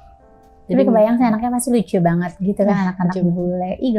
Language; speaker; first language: Indonesian; native; Indonesian